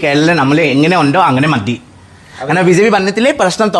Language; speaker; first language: Malayalam; non-native, local second language; Assamese